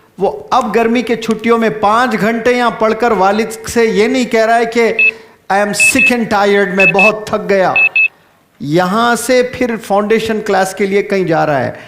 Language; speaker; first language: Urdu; native; Urdu